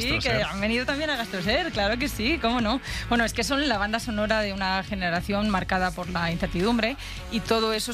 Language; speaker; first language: Spanish; native; Spanish